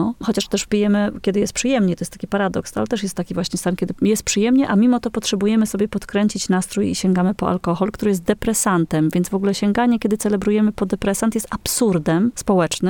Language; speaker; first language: Polish; native; Polish